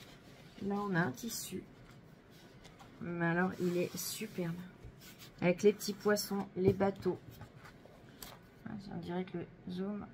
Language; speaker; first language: French; native; French